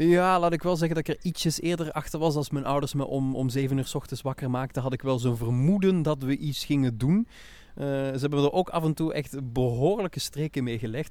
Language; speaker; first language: Dutch; native; Dutch